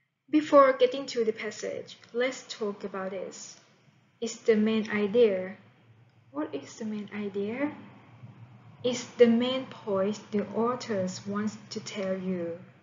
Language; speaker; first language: English; non-native, fluent; Thai